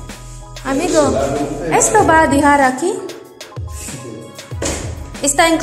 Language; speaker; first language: Spanish; non-native, learner; Filipino